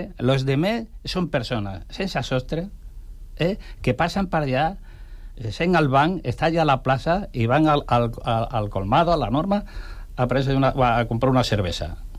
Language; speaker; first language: Catalan; non-native, local second language; Spanish